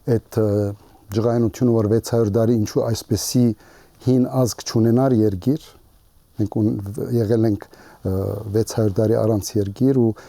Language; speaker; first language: Armenian; early bilingual, heritage; Armenian